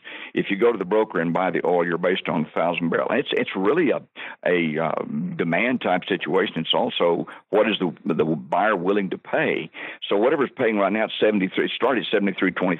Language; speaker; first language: English; native; English